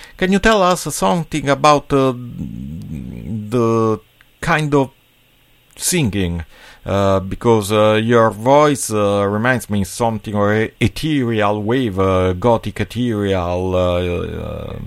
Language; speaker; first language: English; non-native, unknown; Italian